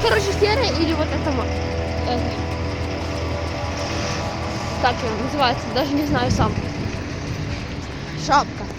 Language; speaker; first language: Russian; non-native, local second language; Ukrainian